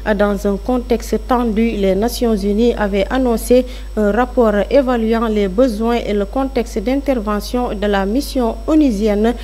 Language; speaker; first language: French; non-native, local second language; Fula